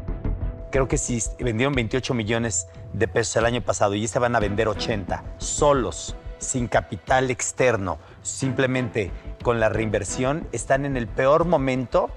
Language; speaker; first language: Spanish; native; Spanish